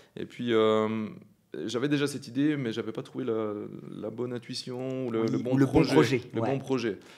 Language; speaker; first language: French; native; French